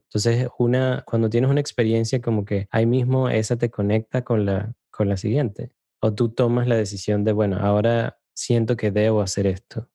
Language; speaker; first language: Spanish; native; Spanish